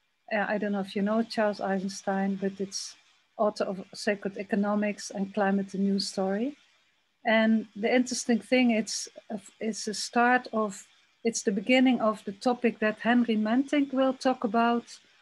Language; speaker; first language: English; non-native, fluent; Dutch